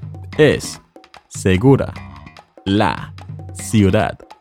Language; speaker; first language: Spanish; non-native, fluent; English